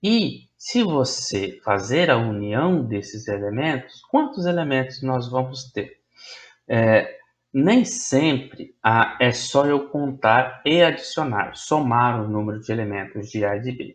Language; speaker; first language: Portuguese; native; Portuguese